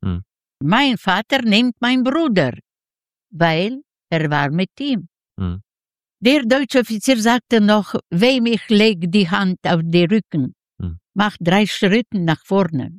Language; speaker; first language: German; non-native, learner; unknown